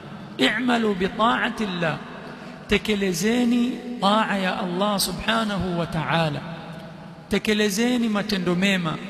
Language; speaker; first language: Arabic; non-native, fluent; Swahili